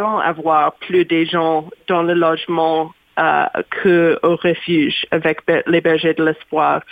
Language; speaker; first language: French; non-native, learner; English